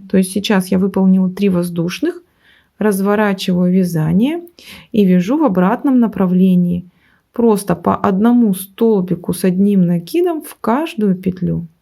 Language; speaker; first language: Russian; native; Russian